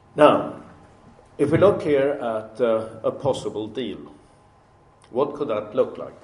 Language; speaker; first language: English; non-native, fluent; Swedish